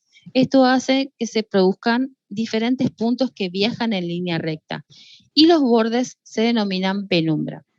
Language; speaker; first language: Spanish; native; Spanish